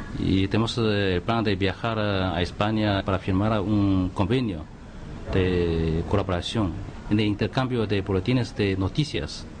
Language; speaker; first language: Spanish; non-native, fluent; Chinese